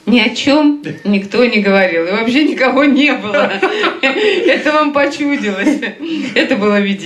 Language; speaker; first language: Russian; native; Russian